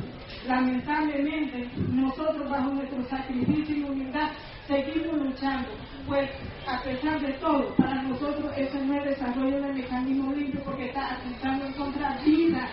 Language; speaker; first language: Spanish; non-native, local second language; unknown